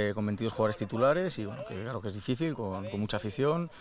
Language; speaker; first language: Spanish; native; Spanish